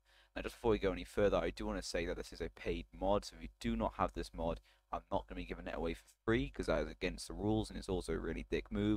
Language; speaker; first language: English; native; English